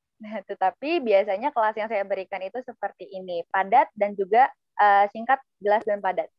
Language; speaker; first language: Indonesian; native; Indonesian